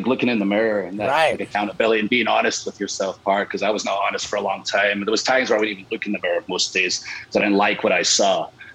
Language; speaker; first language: English; native; English